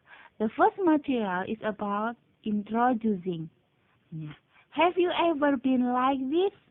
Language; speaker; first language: English; non-native, fluent; Indonesian